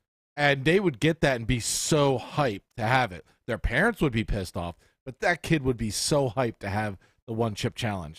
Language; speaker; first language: English; native; English